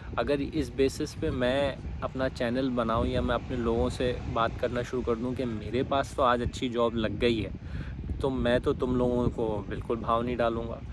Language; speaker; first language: Urdu; native; Urdu